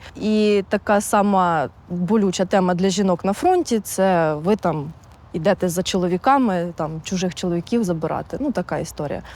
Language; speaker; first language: Ukrainian; native; Ukrainian